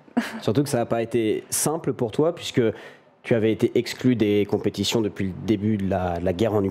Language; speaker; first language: French; native; French